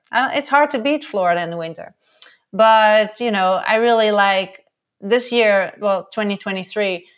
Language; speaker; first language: English; non-native, fluent; Dutch